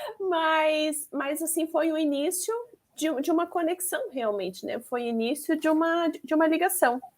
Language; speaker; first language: Portuguese; native; Portuguese